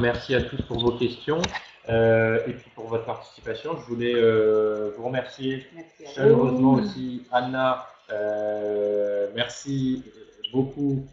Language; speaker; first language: French; native; French